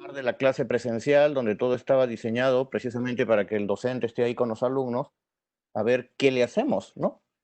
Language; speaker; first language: Spanish; native; Spanish